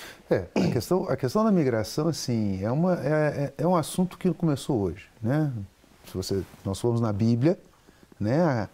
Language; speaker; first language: Portuguese; native; Portuguese